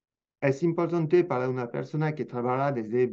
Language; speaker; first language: Spanish; non-native, fluent; French